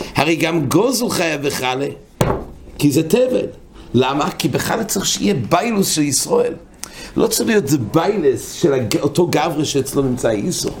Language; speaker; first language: Hebrew; non-native, fluent; English